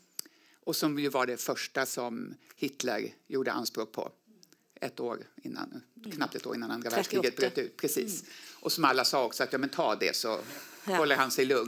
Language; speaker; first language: Swedish; native; Swedish